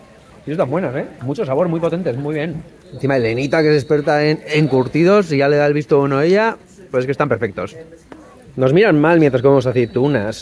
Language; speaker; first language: Spanish; native; Spanish